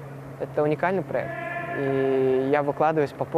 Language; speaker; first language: Russian; native; Russian